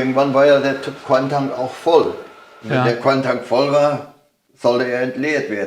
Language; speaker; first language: German; native; German